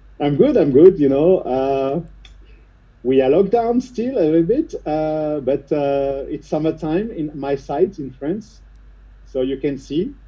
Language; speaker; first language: English; non-native, fluent; French